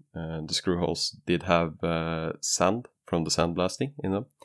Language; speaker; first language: English; non-native, fluent; Norwegian